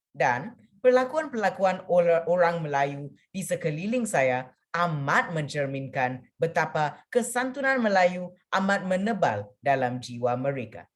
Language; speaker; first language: Malay; non-native, local second language; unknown